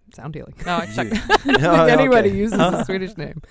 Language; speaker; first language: English; native; English